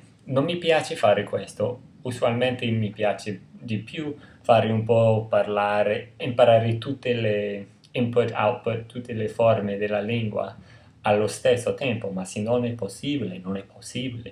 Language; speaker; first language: Italian; non-native, fluent; English